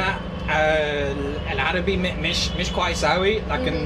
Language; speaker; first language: Arabic; non-native, learner; English